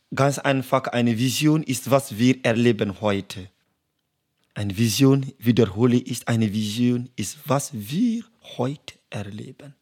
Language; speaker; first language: German; non-native, learner; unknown